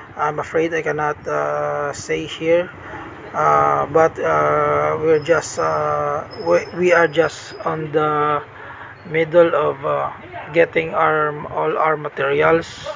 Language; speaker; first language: English; non-native, local second language; Hiligaynon